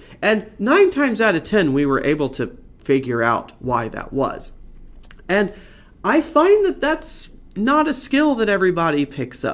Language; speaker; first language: English; native; English